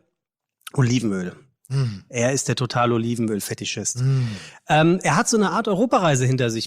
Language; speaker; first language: German; native; German